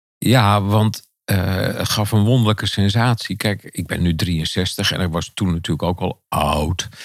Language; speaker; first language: Dutch; native; Dutch